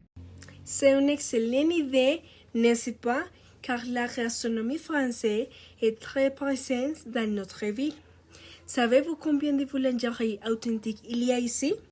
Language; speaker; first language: French; non-native, learner; Spanish